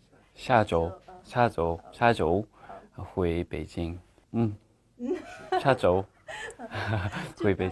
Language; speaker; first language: Chinese; non-native, learner; Thai